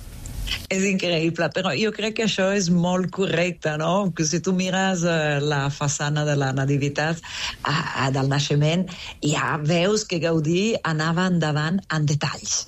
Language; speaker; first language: Catalan; non-native, fluent; Italian